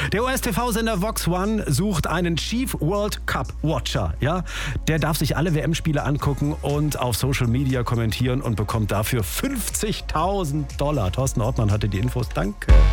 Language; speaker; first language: German; native; German